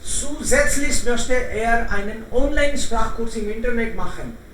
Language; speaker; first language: German; non-native, fluent; Hindi